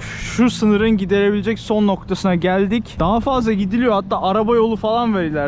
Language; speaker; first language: Turkish; native; Turkish